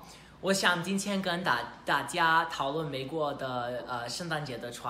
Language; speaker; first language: Chinese; non-native, fluent; English